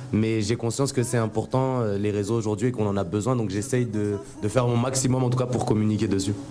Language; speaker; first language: French; native; French